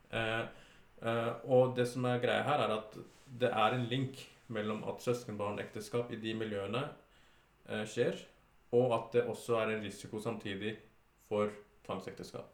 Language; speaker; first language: Norwegian; early bilingual, other home language; Urdu